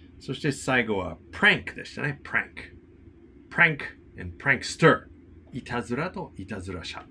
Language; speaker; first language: Japanese; non-native, fluent; English